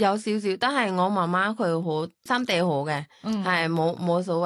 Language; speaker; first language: Cantonese; non-native, learner; Thai